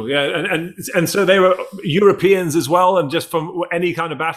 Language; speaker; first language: English; native; English